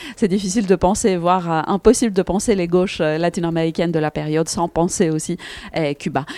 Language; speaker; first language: French; non-native, fluent; Greek